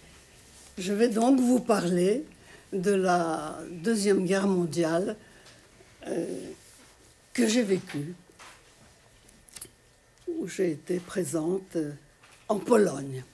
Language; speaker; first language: French; non-native, fluent; Polish